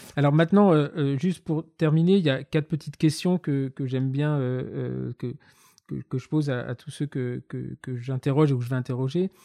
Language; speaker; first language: French; native; French